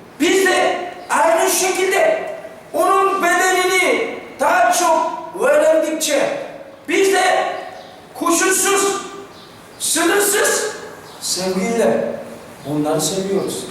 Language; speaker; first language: Turkish; non-native, fluent; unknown